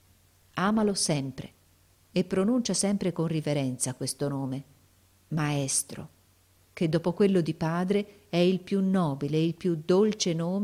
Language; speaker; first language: Italian; native; Italian